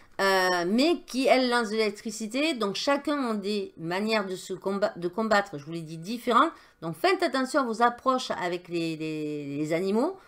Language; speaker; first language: French; native; French